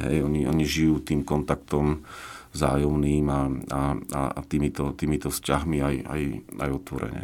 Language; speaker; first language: Slovak; native; Slovak